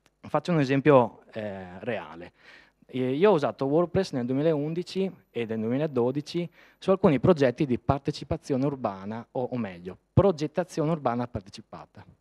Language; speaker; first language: Italian; native; Italian